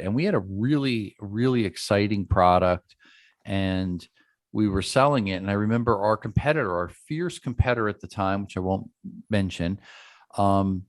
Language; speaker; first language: English; native; English